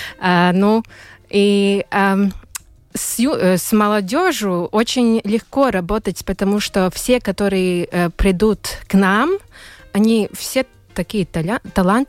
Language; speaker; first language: Russian; non-native, local second language; Latvian